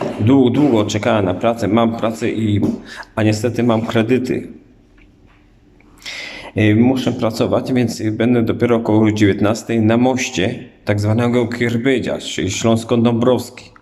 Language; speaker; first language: Polish; native; Polish